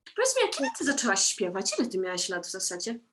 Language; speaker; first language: Polish; native; Polish